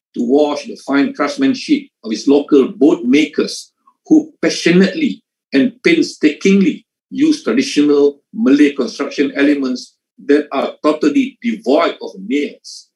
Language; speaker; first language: English; non-native, local second language; Malay